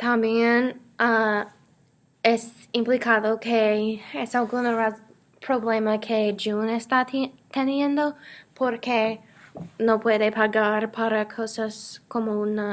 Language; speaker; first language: Spanish; non-native, learner; English